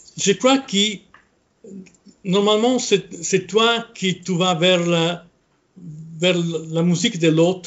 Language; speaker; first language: French; non-native, fluent; Italian